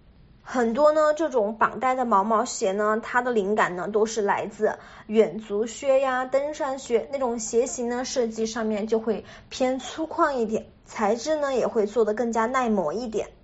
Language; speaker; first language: Chinese; native; Chinese